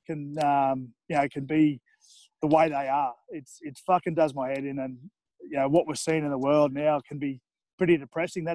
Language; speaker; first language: English; native; English